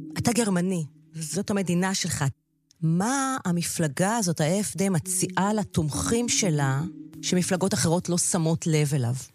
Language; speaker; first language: Hebrew; native; Hebrew